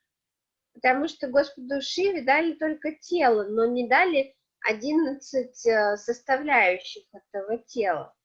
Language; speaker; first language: Russian; native; Russian